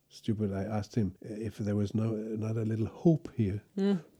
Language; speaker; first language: English; non-native, fluent; Danish